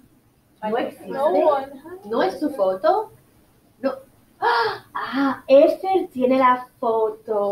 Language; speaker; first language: Spanish; non-native, fluent; English